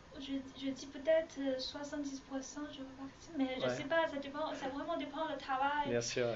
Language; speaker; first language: French; non-native, learner; Chinese